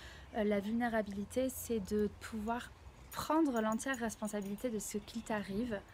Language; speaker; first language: French; native; French